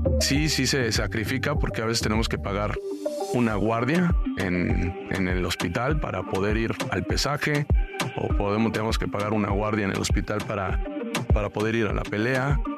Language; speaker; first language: Spanish; native; Spanish